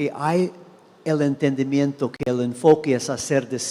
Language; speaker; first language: Spanish; non-native, fluent; English